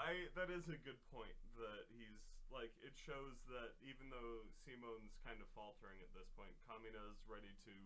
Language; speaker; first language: English; native; English